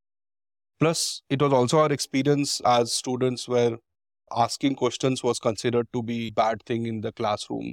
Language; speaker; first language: English; non-native, local second language; Hindi